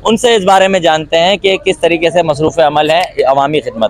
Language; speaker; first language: Urdu; native; Urdu